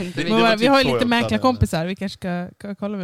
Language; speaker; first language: Swedish; native; Swedish